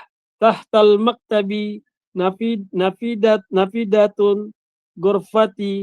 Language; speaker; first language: Arabic; non-native, learner; Filipino